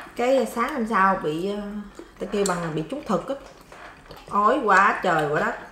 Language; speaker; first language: Vietnamese; native; Vietnamese